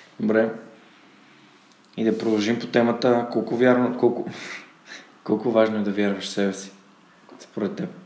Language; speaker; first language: Bulgarian; native; Bulgarian